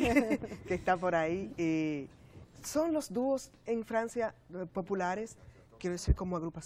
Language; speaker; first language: Spanish; native; Spanish